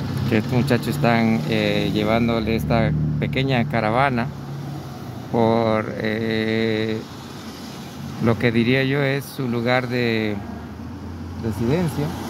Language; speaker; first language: Spanish; native; Spanish